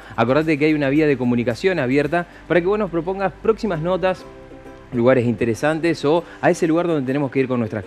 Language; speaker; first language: Spanish; native; Spanish